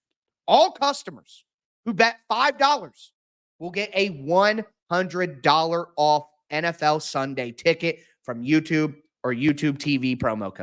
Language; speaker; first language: English; native; English